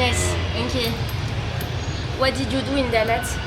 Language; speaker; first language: English; non-native, fluent; French